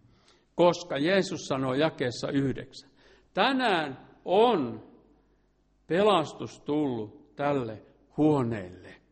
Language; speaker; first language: Finnish; native; Finnish